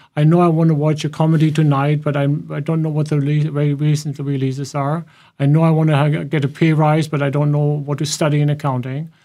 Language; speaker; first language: English; non-native, fluent; German